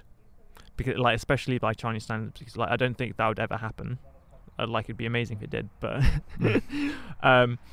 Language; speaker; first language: English; native; English